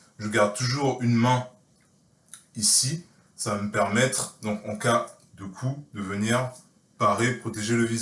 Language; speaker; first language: French; native; French